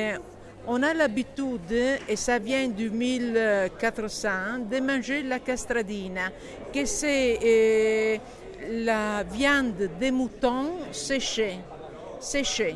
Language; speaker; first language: French; non-native, fluent; Italian